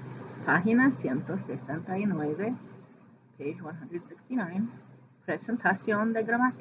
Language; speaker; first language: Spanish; non-native, fluent; English